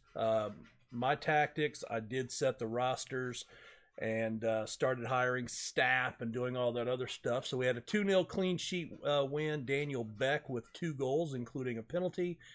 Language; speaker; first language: English; native; English